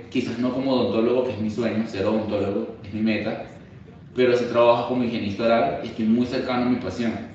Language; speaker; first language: Spanish; native; Spanish